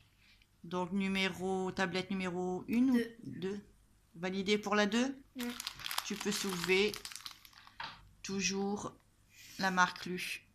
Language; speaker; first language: French; native; French